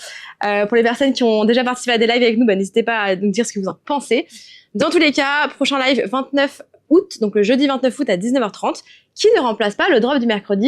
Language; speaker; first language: French; native; French